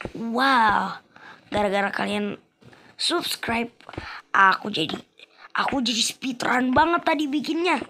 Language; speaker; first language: Indonesian; native; Indonesian